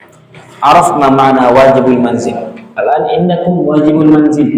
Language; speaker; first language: Arabic; non-native, fluent; Indonesian